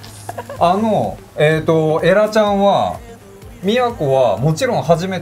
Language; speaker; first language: Japanese; native; Japanese